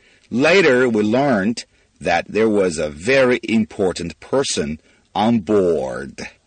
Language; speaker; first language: English; non-native, fluent; Chinese